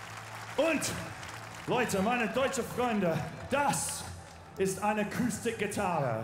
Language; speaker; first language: German; non-native, learner; English